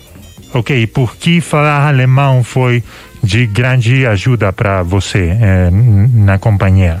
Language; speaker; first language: Portuguese; non-native, learner; Spanish